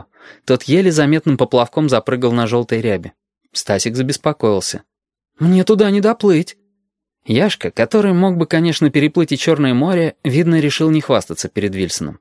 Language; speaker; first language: Russian; native; Russian